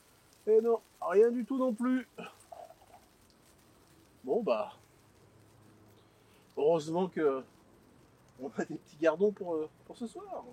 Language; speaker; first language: French; native; French